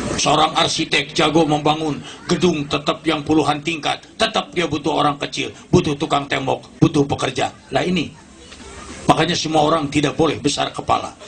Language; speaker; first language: Indonesian; non-native, local second language; Sundanese